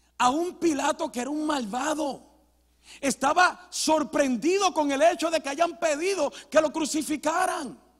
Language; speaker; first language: Spanish; early bilingual, heritage; Spanish